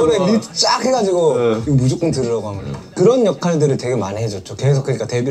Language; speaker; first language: Korean; native; Korean